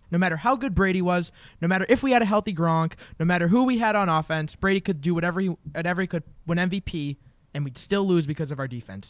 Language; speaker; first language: English; native; English